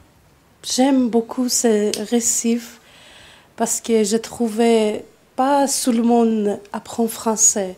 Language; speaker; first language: French; non-native, learner; Armenian